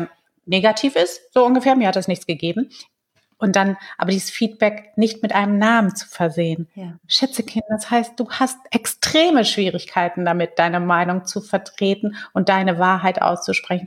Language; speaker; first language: German; native; German